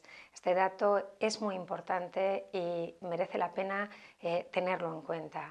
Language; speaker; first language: Spanish; native; Spanish